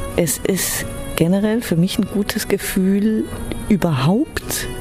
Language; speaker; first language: German; early bilingual, heritage; German